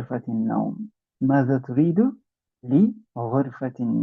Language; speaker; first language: Arabic; non-native, fluent; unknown